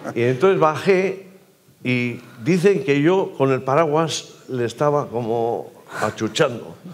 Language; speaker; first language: Spanish; native; Spanish